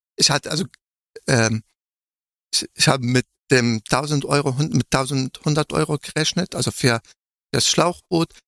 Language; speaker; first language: German; non-native, fluent; Arabic